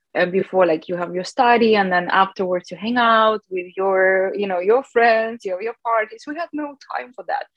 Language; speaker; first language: English; non-native, fluent; Russian